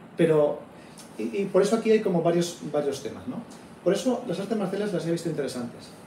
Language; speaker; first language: Spanish; native; Spanish